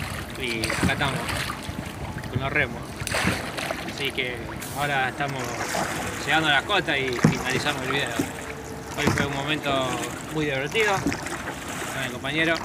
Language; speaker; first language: Spanish; native; Spanish